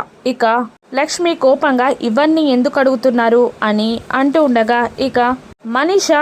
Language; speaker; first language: Telugu; native; Telugu